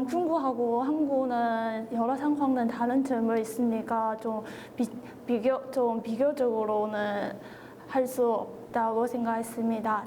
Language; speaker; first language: Korean; non-native, fluent; Chinese